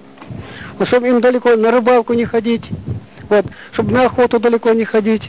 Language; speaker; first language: Russian; non-native, local second language; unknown